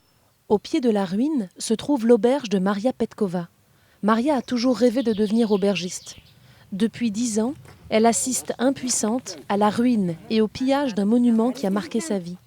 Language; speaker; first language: French; native; French